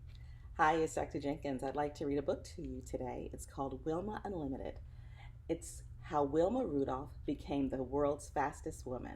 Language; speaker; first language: English; native; English